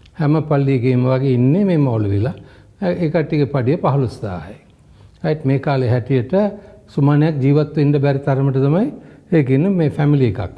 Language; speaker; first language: Sinhala; non-native, local second language; Tamil